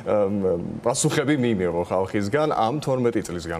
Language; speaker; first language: Georgian; native; Georgian